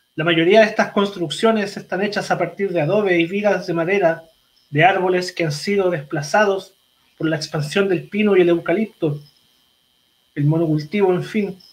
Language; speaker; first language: Spanish; native; Spanish